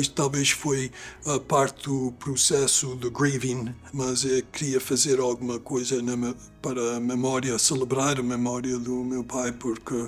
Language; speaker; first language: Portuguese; early bilingual, other home language; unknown